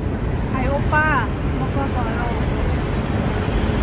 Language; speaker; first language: Korean; non-native, learner; Lao